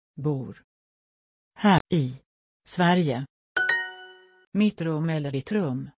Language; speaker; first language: Swedish; non-native, learner; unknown